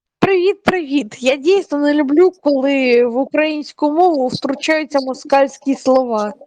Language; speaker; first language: Ukrainian; non-native, fluent; Russian